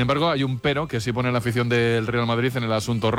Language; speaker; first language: Spanish; native; Spanish